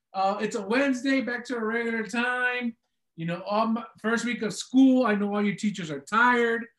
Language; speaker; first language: English; early bilingual, other home language; Spanish